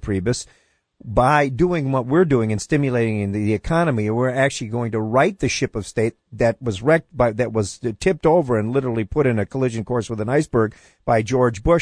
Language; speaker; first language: English; native; English